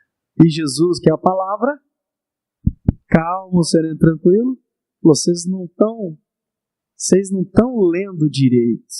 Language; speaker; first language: Portuguese; native; Portuguese